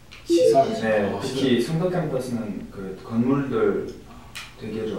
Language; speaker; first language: Korean; non-native, fluent; French